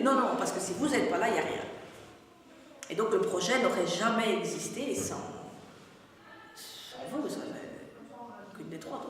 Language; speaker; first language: French; native; French